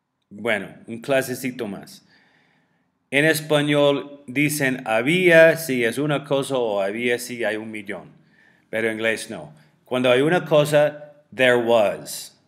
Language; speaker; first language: Spanish; non-native, fluent; English